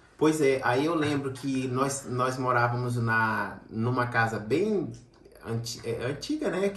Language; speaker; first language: Portuguese; native; Portuguese